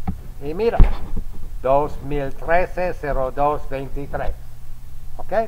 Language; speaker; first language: Spanish; non-native, fluent; English